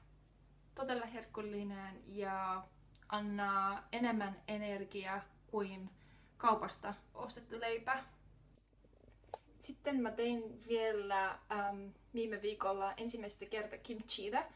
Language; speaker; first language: Finnish; non-native, learner; Estonian